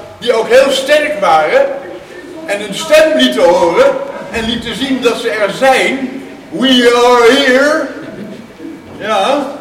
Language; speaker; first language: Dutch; native; Dutch